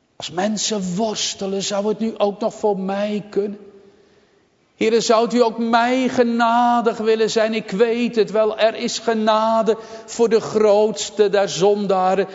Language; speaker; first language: Dutch; native; Dutch